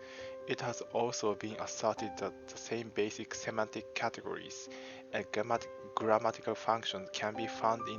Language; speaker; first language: English; non-native, fluent; Japanese